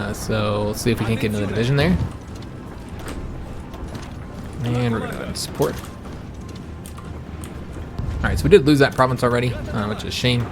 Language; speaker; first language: English; native; English